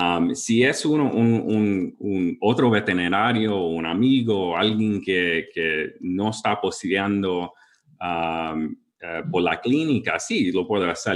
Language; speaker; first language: Spanish; early bilingual, heritage; English